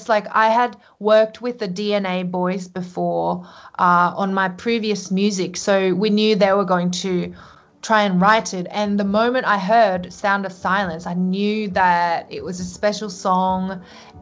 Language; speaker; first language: English; early bilingual, other home language; Korean